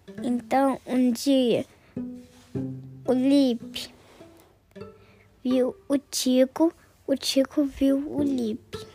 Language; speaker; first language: Portuguese; early bilingual, heritage; Portuguese